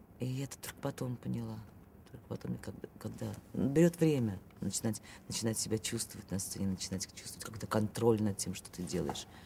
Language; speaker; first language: Russian; native; Russian